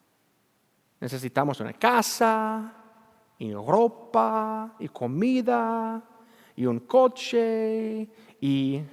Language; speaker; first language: Spanish; non-native, learner; English